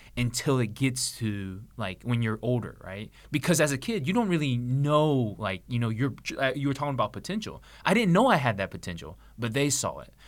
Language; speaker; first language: English; native; English